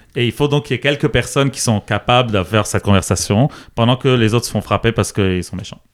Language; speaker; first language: French; non-native, local second language; Arabic